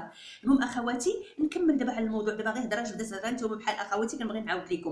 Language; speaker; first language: Arabic; native; Arabic